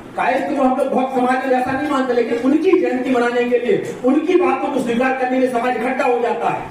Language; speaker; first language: Hindi; native; Hindi